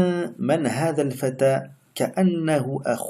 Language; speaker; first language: Arabic; non-native, fluent; French